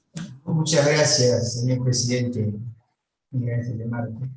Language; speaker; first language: Spanish; native; Spanish